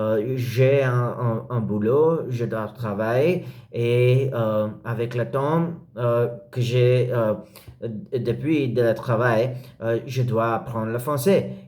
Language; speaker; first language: French; non-native, learner; English